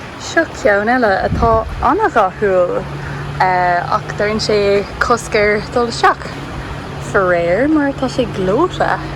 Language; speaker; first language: Irish; native; Irish